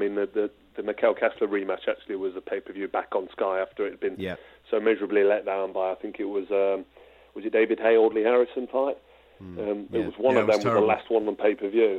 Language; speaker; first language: English; native; English